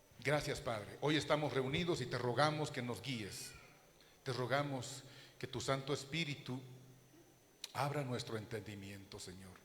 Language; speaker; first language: Spanish; native; Spanish